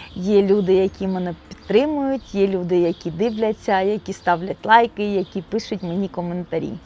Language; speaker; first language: Ukrainian; non-native, local second language; Russian